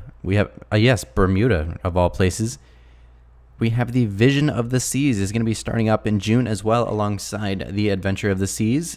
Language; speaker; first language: English; native; English